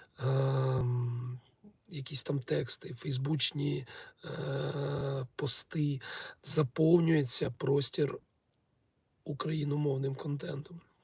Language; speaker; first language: Ukrainian; non-native, local second language; Russian